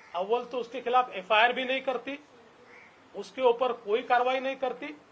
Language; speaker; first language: Hindi; non-native, local second language; Marathi